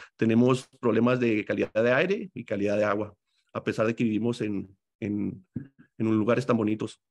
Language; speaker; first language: Spanish; native; Spanish